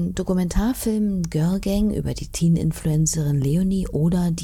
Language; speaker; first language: German; native; German